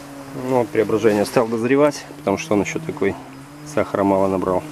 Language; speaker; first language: Russian; native; Russian